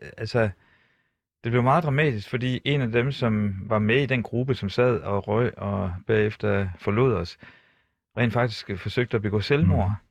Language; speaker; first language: Danish; native; Danish